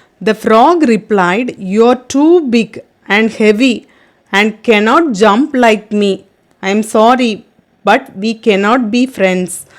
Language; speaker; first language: English; non-native, local second language; Tamil